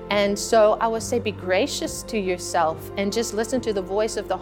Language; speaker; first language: English; native; English